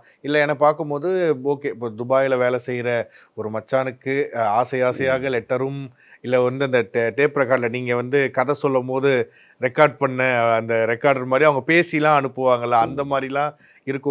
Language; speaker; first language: Tamil; native; Tamil